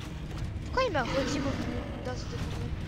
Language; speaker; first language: French; native; French